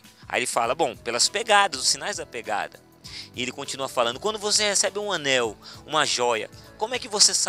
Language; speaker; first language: Portuguese; native; Portuguese